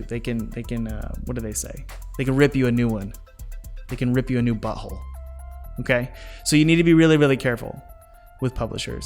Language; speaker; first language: English; native; English